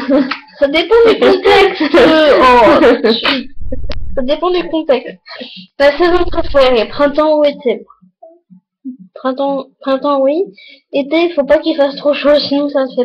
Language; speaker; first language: French; native; French